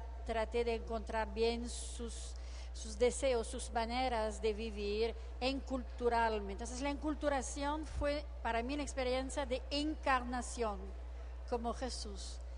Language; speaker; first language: Spanish; non-native, fluent; French